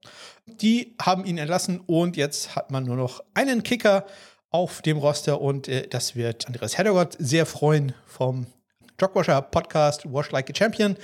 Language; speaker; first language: German; native; German